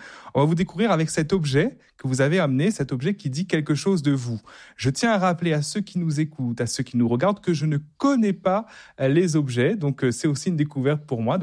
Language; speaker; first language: French; native; French